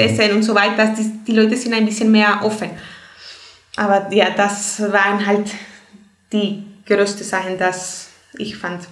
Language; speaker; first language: German; non-native, fluent; Spanish